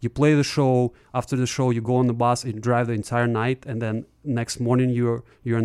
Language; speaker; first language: English; non-native, fluent; Russian